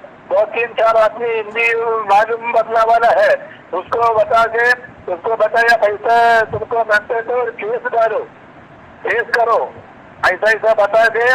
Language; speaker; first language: Hindi; non-native, local second language; Malayalam